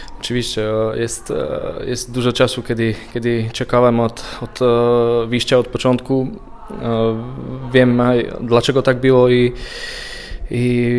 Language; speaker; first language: Polish; non-native, learner; Slovak